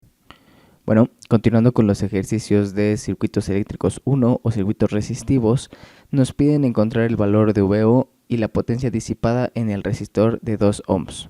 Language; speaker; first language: Spanish; native; Spanish